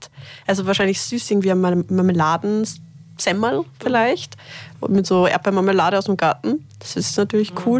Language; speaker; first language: German; native; German